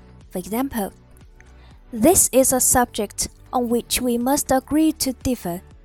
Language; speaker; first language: English; non-native, fluent; Chinese